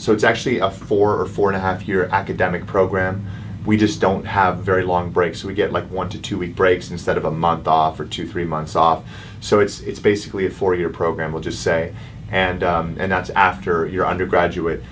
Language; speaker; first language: English; native; English